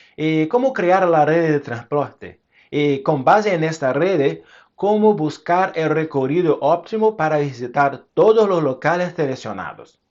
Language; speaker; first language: Spanish; non-native, fluent; Portuguese